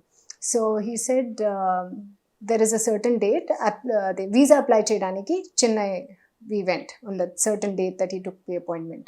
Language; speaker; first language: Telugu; non-native, learner; Hindi